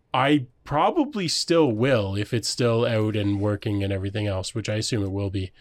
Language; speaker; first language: English; native; English